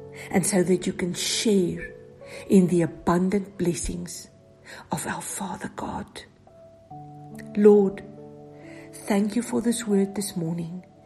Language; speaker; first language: English; non-native, local second language; Afrikaans